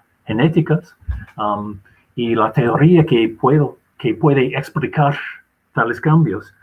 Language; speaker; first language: Spanish; non-native, fluent; English